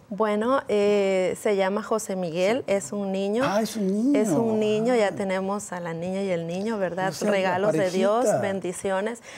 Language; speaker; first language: Spanish; native; Spanish